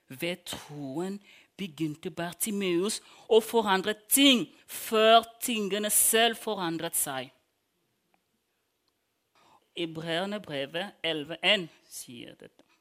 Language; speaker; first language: Norwegian; non-native, fluent; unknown